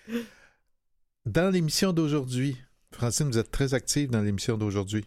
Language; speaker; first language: French; native; French